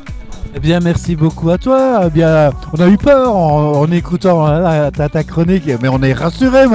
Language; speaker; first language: French; native; French